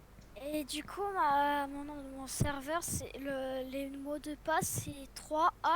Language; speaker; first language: French; native; French